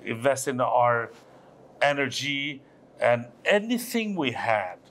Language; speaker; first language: English; non-native, fluent; Albanian